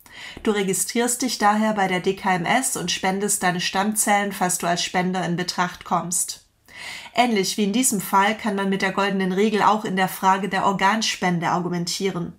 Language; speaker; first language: German; native; German